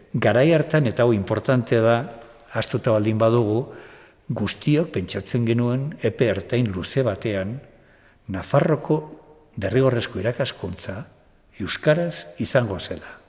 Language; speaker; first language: Basque; non-native, local second language; Spanish